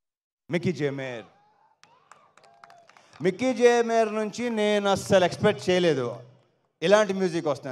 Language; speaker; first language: Telugu; native; Telugu